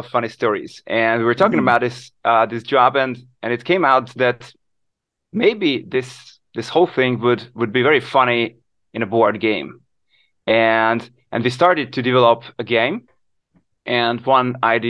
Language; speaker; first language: English; non-native, fluent; Hungarian